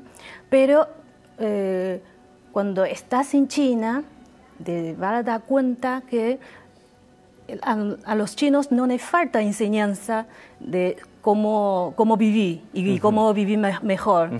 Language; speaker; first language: Spanish; non-native, fluent; Chinese